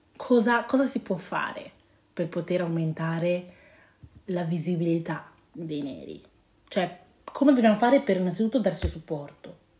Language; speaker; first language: Italian; early bilingual, other home language; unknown